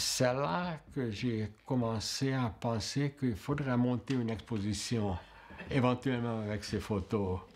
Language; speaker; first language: French; non-native, fluent; Hungarian